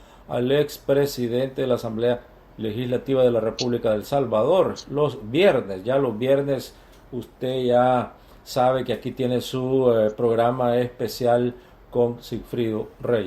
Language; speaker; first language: Spanish; native; Spanish